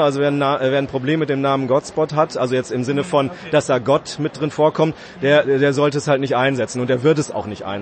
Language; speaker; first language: German; native; German